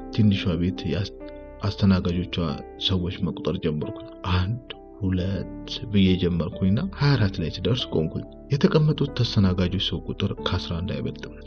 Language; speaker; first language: Amharic; native; Amharic